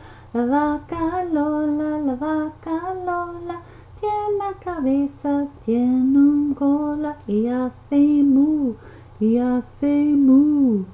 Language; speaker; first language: Spanish; non-native, learner; English